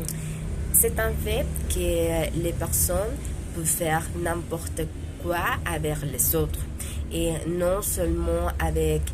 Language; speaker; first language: French; non-native, learner; Spanish